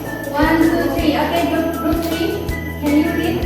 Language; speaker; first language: English; non-native, local second language; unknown